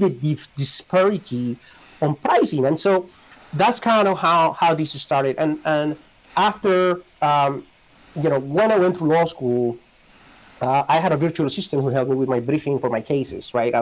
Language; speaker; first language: English; non-native, fluent; Spanish